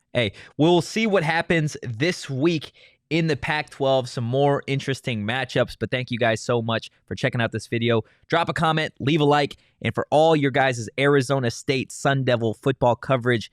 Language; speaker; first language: English; native; English